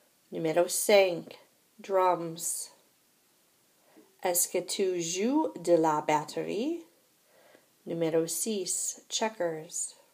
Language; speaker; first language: French; non-native, fluent; English